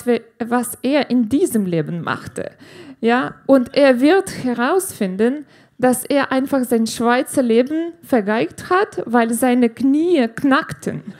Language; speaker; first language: German; non-native, fluent; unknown